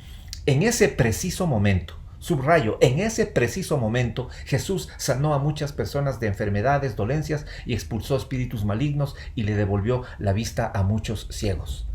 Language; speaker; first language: Spanish; native; Spanish